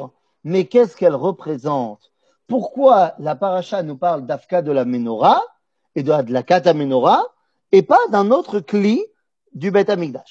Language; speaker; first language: French; native; French